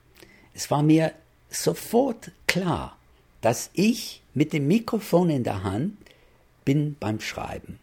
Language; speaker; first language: German; non-native, fluent; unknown